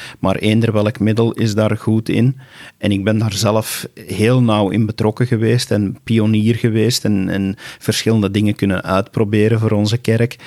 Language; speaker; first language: Dutch; native; Dutch